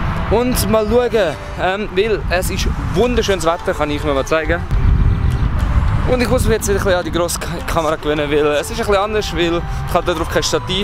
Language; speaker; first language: German; native; German